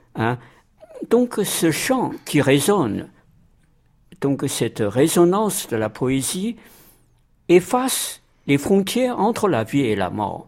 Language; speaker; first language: French; non-native, fluent; Chinese